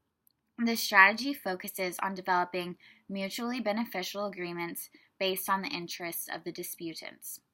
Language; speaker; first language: English; native; English